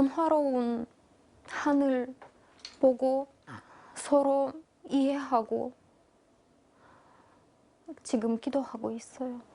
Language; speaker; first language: Korean; non-native, learner; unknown